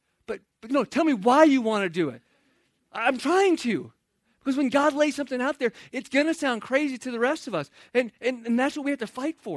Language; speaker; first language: English; native; English